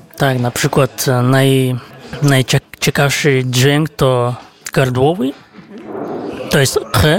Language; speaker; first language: Polish; non-native, fluent; Kazakh